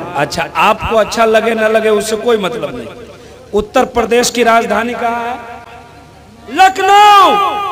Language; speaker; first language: Hindi; native; Hindi